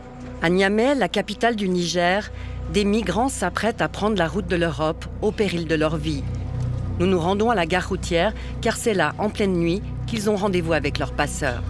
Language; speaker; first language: French; native; French